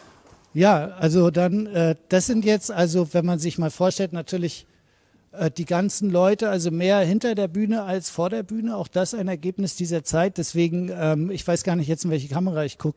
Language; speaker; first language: German; native; German